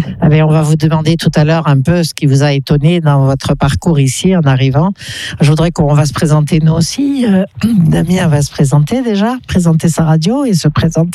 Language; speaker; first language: French; native; French